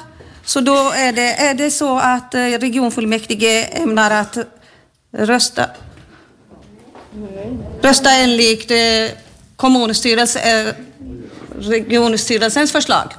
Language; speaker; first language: Swedish; native; Swedish